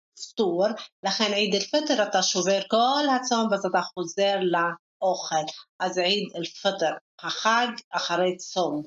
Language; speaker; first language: Hebrew; non-native, local second language; Arabic